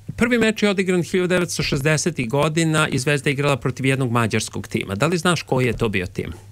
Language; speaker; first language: Serbian; native; Serbian